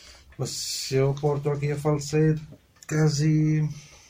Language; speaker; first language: Catalan; non-native, fluent; Arabic